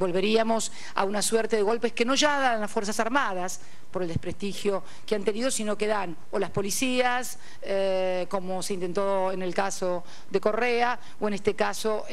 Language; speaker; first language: Spanish; native; Spanish